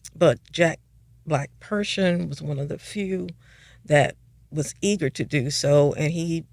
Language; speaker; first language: English; native; English